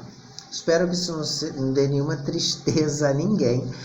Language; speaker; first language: Portuguese; native; Portuguese